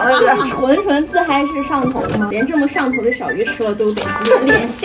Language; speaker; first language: Chinese; native; Chinese